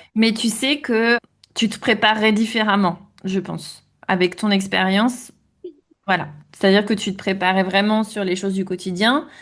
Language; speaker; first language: French; native; French